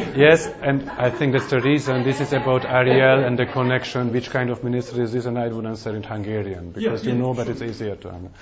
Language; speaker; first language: English; non-native, fluent; Hungarian